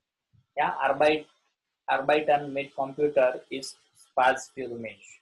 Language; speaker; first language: German; non-native, learner; Gujarati